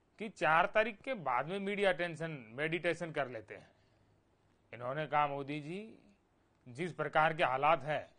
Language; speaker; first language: Hindi; native; Hindi